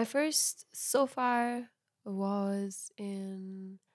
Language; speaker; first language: English; non-native, fluent; Italian